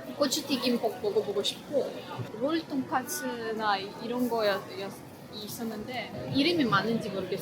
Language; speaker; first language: Korean; non-native, fluent; Russian